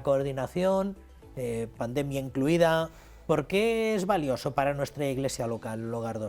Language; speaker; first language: Spanish; native; Spanish